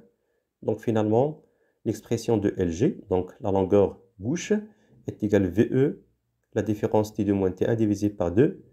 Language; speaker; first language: French; non-native, local second language; Arabic